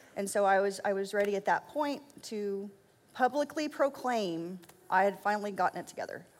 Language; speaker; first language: English; native; English